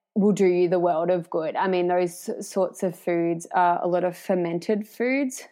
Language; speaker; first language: English; native; English